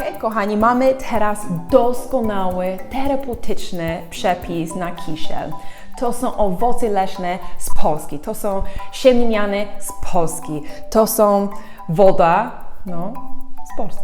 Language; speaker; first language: Polish; non-native, learner; English